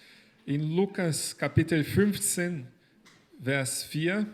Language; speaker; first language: German; non-native, fluent; Portuguese